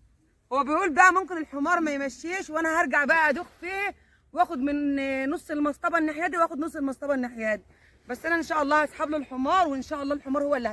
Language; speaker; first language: Arabic; native; Arabic